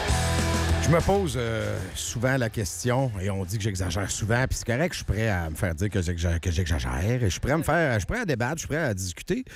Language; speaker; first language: French; native; French